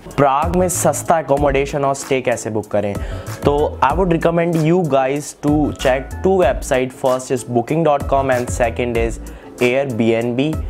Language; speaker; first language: Hindi; native; Hindi